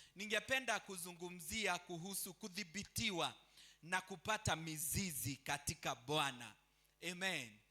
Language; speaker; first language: Swahili; non-native, local second language; Kikuyu